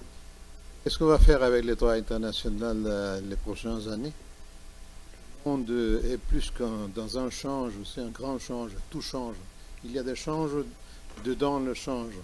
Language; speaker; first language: French; non-native, learner; Spanish